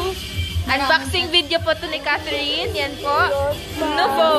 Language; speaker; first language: Filipino; non-native, local second language; Bikol